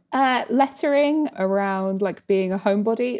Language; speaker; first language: English; native; English